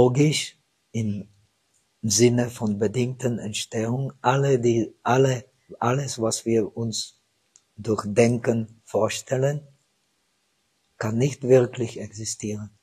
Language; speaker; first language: German; non-native, fluent; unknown